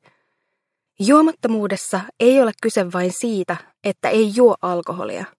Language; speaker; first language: Finnish; native; Finnish